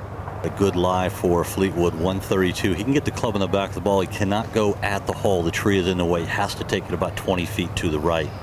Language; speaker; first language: English; native; English